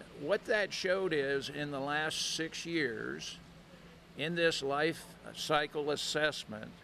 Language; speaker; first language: English; native; English